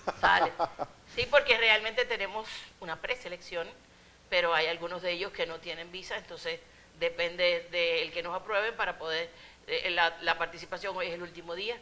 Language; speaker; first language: Spanish; native; Spanish